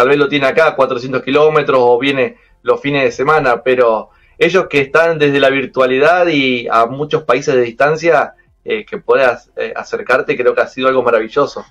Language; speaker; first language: Spanish; native; Spanish